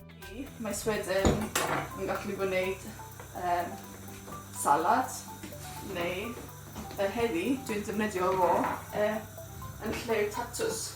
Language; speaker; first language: Welsh; non-native, learner; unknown